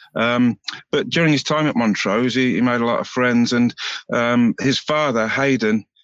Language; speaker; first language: English; native; English